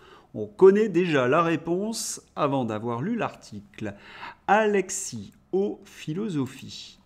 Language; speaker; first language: French; native; French